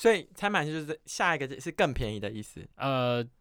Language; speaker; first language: Chinese; native; Chinese